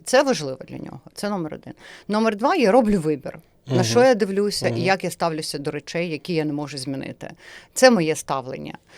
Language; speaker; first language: Ukrainian; native; Ukrainian